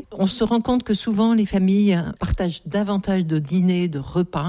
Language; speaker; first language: French; native; French